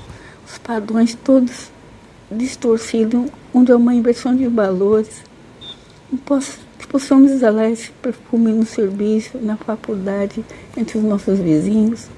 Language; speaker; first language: Portuguese; native; Portuguese